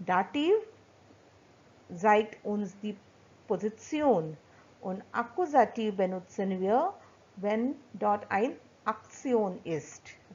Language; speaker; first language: German; non-native, fluent; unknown